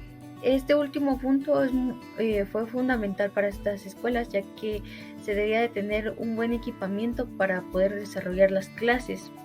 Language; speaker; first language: Spanish; native; Spanish